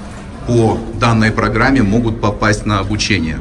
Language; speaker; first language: Russian; native; Russian